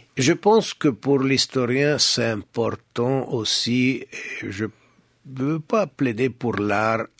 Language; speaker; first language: French; non-native, local second language; Italian